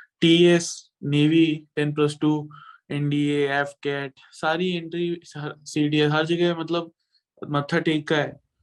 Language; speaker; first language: Hindi; non-native, local second language; Punjabi